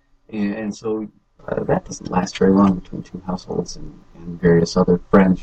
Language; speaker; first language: English; native; English